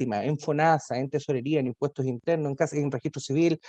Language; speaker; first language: Spanish; native; Spanish